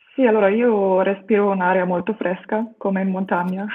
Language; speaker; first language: Italian; non-native, fluent; German